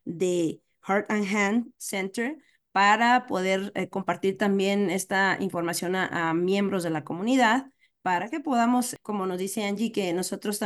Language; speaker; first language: Spanish; native; Spanish